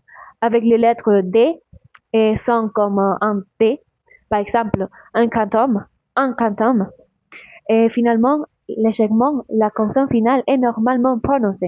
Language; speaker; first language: French; non-native, learner; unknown